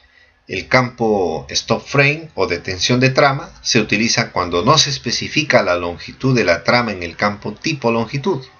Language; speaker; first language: Spanish; native; Spanish